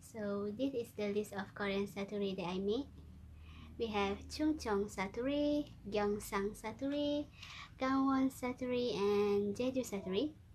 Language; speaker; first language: English; non-native, local second language; Malay